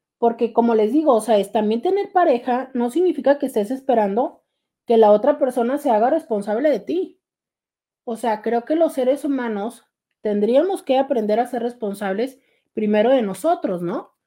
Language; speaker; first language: Spanish; native; Spanish